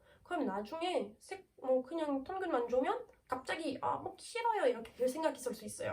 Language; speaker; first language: Korean; non-native, learner; French